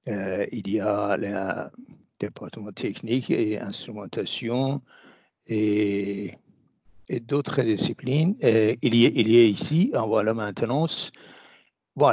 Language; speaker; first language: French; non-native, fluent; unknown